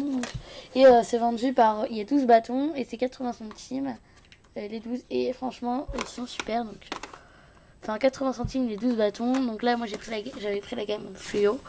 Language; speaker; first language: French; native; French